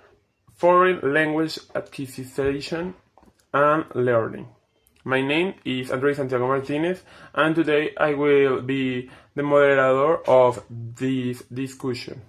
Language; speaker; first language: English; non-native, fluent; Spanish